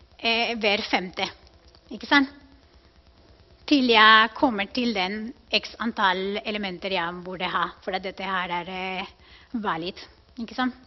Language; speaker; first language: Norwegian; non-native, fluent; Spanish